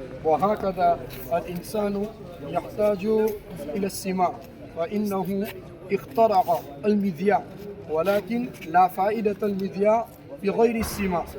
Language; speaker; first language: Arabic; non-native, learner; Urdu